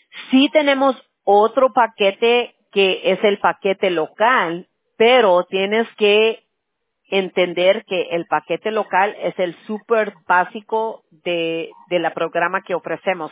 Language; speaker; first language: Spanish; early bilingual, heritage; Spanish